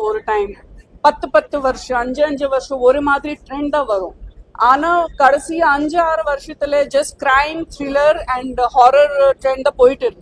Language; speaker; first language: Tamil; non-native, fluent; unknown